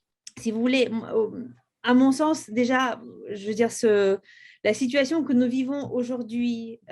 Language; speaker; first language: French; native; French